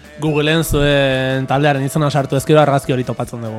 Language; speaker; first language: Basque; native; Basque